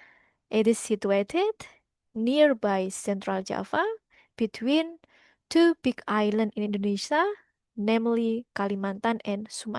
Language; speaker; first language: English; non-native, fluent; Indonesian